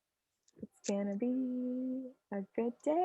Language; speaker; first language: English; native; English